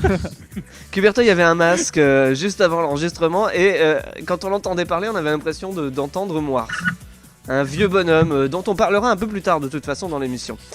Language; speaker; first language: French; native; French